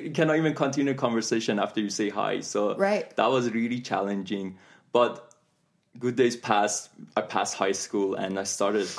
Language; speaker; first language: English; non-native, fluent; Persian